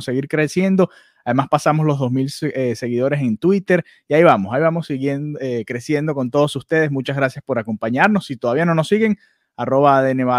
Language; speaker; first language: Spanish; native; Spanish